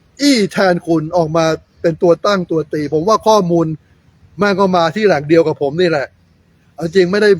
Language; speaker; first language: Thai; native; Thai